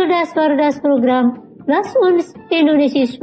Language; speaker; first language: German; non-native, learner; Indonesian